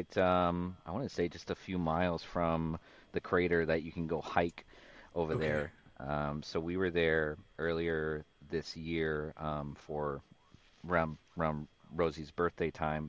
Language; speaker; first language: English; native; English